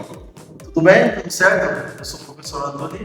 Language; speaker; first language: Portuguese; non-native, fluent; Haitian Creole